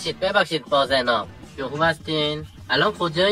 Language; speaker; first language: Persian; non-native, learner; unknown